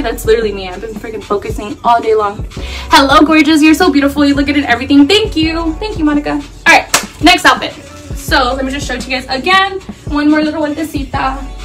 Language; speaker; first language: English; early bilingual, other home language; Spanish